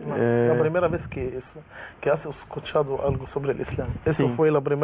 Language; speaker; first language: Spanish; non-native, fluent; Arabic